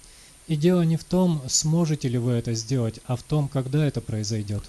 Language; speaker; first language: Russian; native; Russian